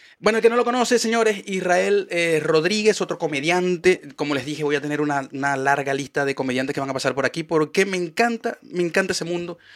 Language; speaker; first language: Spanish; native; Spanish